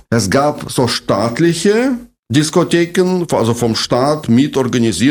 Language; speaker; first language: German; non-native, fluent; Russian